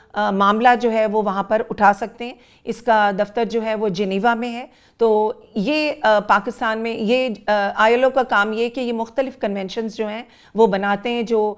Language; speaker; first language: Urdu; native; Urdu